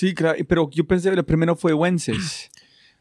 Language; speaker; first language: Spanish; non-native, fluent; English